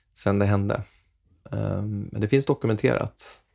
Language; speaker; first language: Swedish; native; Swedish